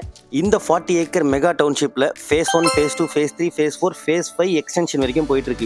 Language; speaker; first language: Tamil; native; Tamil